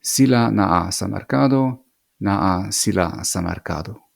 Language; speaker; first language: Cebuano; non-native, fluent; English